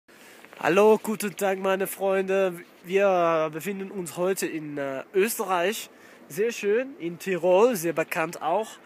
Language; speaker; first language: German; non-native, learner; Dutch